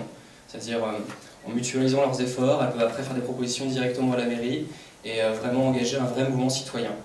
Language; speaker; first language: French; native; French